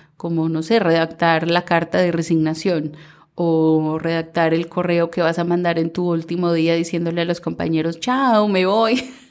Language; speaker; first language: Spanish; early bilingual, heritage; Spanish